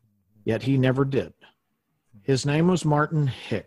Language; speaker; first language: English; native; English